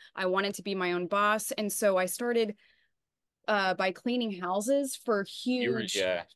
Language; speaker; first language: English; native; English